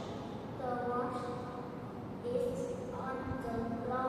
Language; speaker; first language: English; non-native, learner; Vietnamese